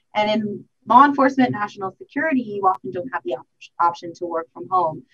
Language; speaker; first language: English; native; English